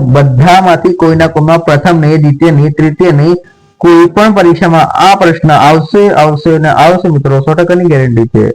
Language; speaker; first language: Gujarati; non-native, local second language; Marathi